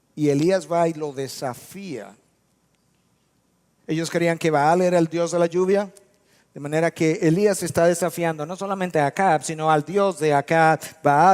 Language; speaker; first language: Spanish; native; Spanish